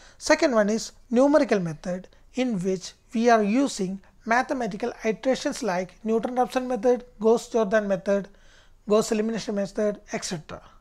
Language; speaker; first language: English; non-native, local second language; Malayalam